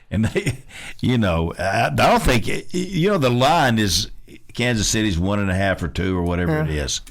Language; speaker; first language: English; native; English